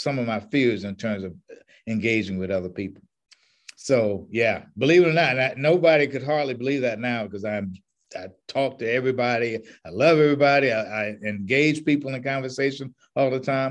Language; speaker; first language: English; native; English